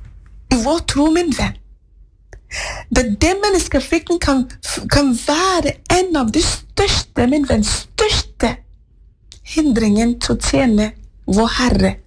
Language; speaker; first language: Norwegian; non-native, fluent; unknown